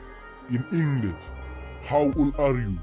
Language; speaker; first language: English; non-native, local second language; Khasi